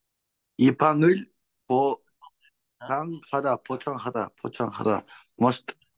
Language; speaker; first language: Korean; non-native, learner; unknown